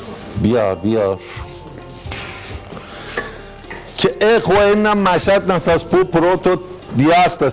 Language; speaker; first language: Greek; non-native, learner; Persian